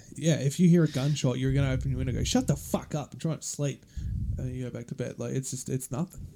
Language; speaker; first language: English; native; English